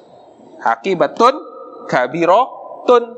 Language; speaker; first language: Arabic; non-native, learner; Indonesian